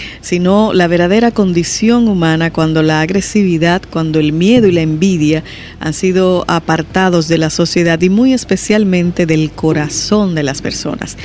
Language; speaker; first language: Spanish; native; Spanish